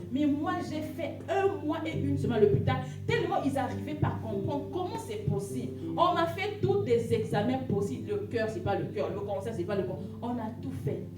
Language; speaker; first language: French; non-native, local second language; Lingala